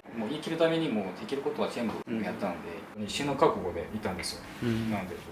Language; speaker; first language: Japanese; non-native, learner; Korean